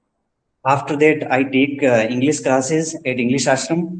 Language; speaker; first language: English; non-native, learner; Hindi